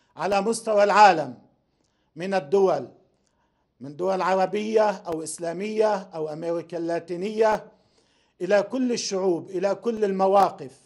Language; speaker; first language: Arabic; native; Arabic